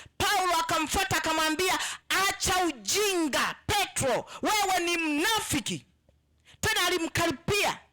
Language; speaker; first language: Swahili; native; Swahili